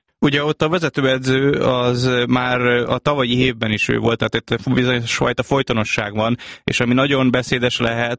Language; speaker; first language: Hungarian; native; Hungarian